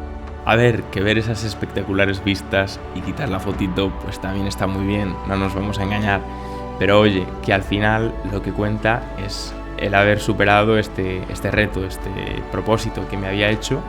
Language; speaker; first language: Spanish; native; Spanish